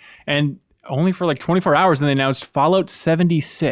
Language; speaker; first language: English; native; English